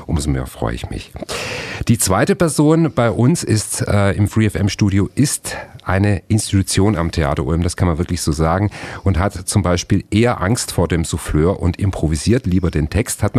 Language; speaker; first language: German; native; German